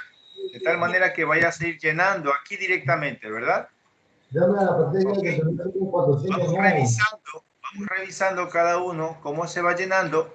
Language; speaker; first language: Spanish; native; Spanish